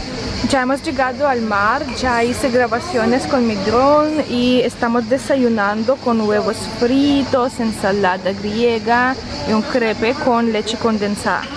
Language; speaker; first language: Spanish; non-native, fluent; Russian